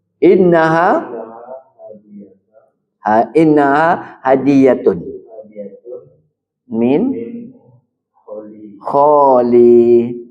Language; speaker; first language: Arabic; non-native, fluent; Malay